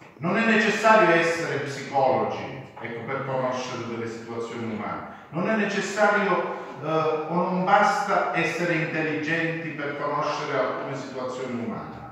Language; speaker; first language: Italian; native; Italian